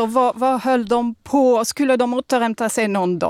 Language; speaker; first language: Swedish; non-native, fluent; French